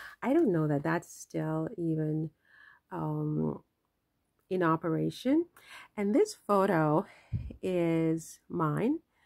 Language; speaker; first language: English; native; English